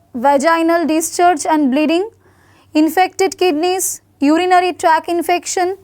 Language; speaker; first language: English; non-native, local second language; Bangla